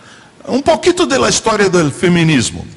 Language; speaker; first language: Spanish; non-native, fluent; Portuguese